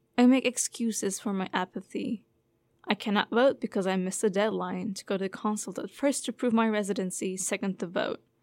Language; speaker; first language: English; non-native, fluent; Turkish